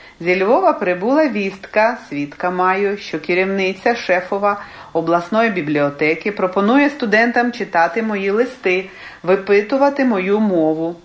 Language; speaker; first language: Ukrainian; early bilingual, heritage; Ukrainian